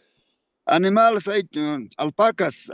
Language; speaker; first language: Spanish; non-native, local second language; Quechua